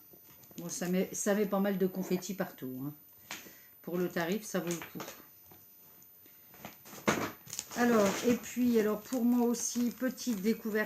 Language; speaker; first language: French; native; French